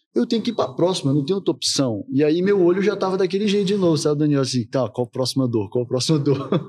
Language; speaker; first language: Portuguese; native; Portuguese